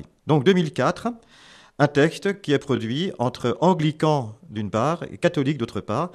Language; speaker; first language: French; native; French